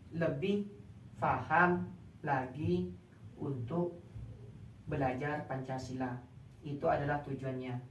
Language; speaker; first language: Indonesian; non-native, local second language; Madurese